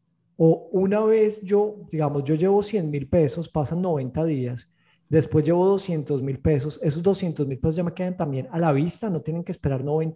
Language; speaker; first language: Spanish; native; Spanish